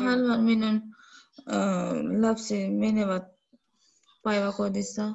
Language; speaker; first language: Finnish; non-native, learner; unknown